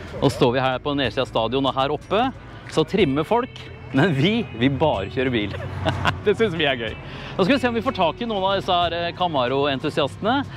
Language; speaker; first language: Norwegian; native; Norwegian